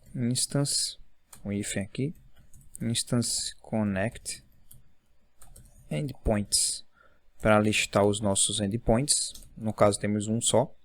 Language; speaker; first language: Portuguese; native; Portuguese